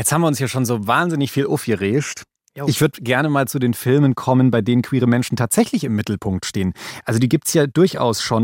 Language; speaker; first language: German; native; German